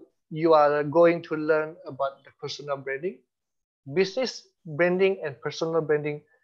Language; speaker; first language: English; non-native, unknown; Indonesian